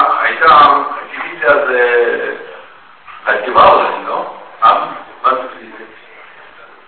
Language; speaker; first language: Hebrew; non-native, fluent; Russian